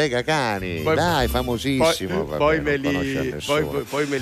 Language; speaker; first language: Italian; native; Italian